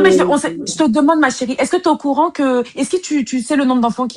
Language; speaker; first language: French; native; French